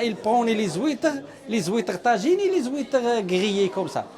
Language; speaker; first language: French; non-native, learner; Arabic